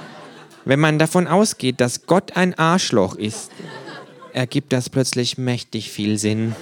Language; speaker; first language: German; native; German